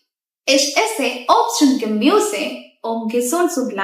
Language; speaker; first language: German; non-native, fluent; Malayalam